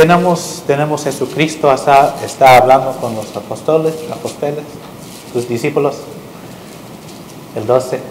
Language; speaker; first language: Spanish; non-native, fluent; English